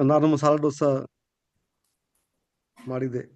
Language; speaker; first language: Kannada; non-native, learner; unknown